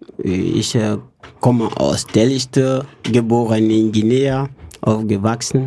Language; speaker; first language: German; non-native, fluent; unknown